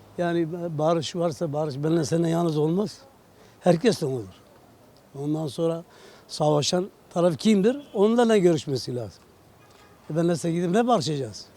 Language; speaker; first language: Turkish; non-native, local second language; Kurdish